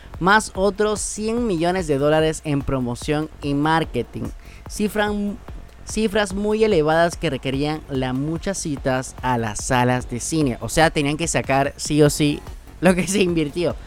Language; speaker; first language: Spanish; native; Spanish